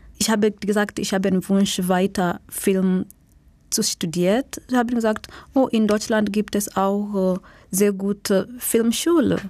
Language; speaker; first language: German; non-native, learner; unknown